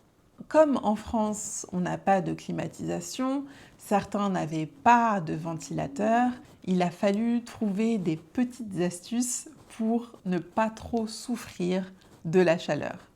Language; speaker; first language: French; native; French